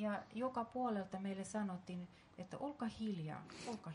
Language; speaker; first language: Finnish; non-native, fluent; Russian